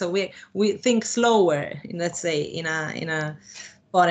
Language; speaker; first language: English; non-native, fluent; Italian